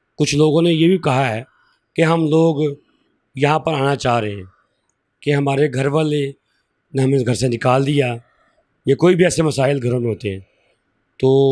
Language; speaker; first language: Urdu; non-native, local second language; Punjabi